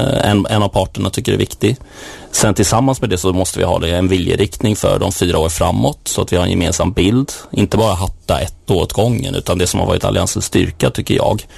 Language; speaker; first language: Swedish; native; Swedish